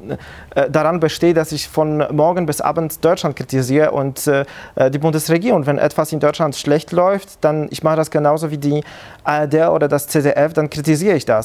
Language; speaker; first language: German; non-native, fluent; Polish